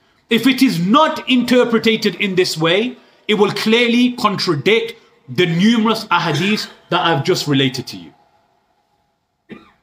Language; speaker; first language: English; early bilingual, other home language; Urdu